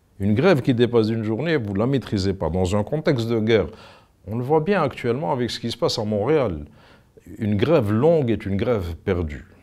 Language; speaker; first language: French; non-native, local second language; Arabic